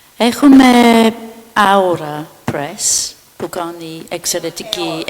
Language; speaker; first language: Greek; non-native, fluent; English